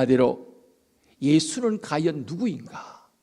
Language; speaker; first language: Korean; native; Korean